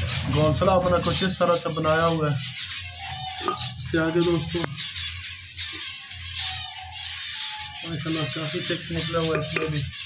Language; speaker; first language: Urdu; non-native, local second language; Punjabi